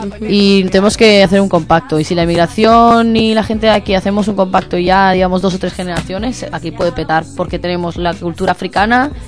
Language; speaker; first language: Spanish; early bilingual, other home language; Arabic